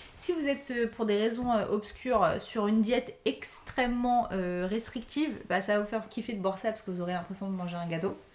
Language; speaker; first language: French; native; French